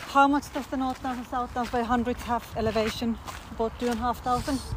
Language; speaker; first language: English; non-native, fluent; Finnish